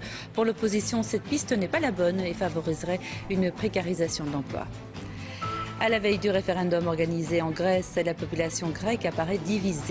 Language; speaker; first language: French; native; French